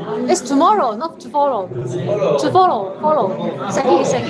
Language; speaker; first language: English; non-native, fluent; Chinese